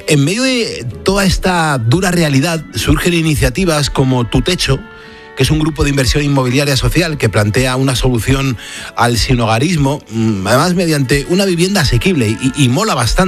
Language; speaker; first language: Spanish; native; Spanish